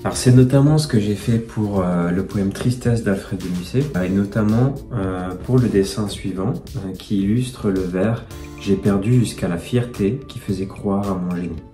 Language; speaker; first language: French; native; French